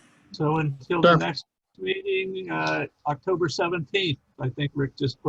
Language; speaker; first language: English; native; English